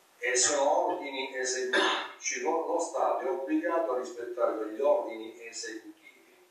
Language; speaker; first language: Italian; native; Italian